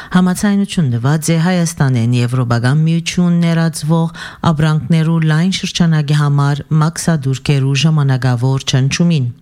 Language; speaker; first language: Armenian; early bilingual, heritage; Armenian